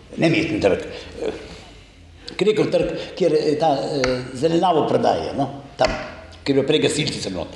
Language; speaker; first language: Slovenian; native; Slovenian